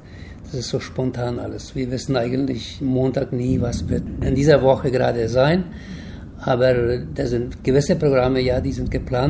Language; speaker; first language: German; early bilingual, heritage; German